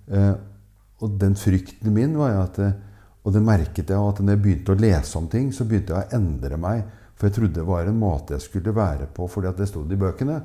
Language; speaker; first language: Norwegian; native; Norwegian